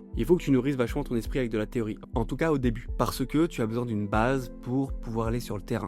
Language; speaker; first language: French; native; French